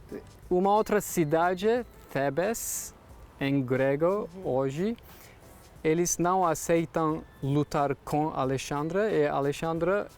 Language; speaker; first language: Portuguese; non-native, learner; Turkish